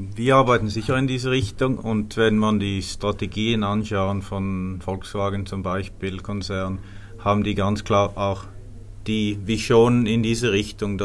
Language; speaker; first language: German; non-native, fluent; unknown